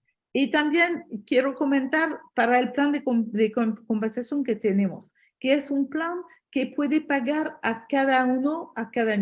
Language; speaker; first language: Spanish; non-native, fluent; French